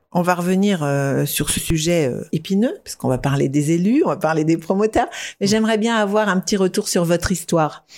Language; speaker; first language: French; native; French